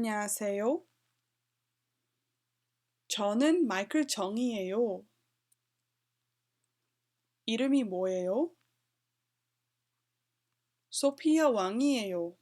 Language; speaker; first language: Korean; non-native, learner; English